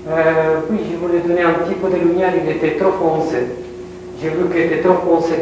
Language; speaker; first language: French; non-native, learner; Spanish